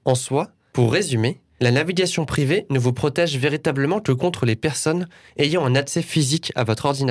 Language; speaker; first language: French; native; French